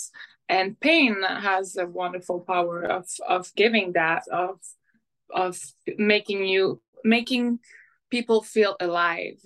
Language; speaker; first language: English; non-native, fluent; French